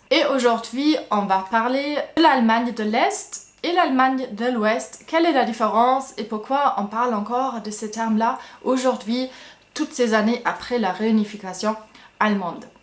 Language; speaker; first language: French; non-native, fluent; German